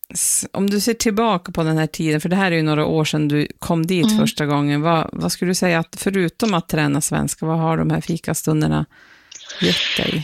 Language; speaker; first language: Swedish; native; Swedish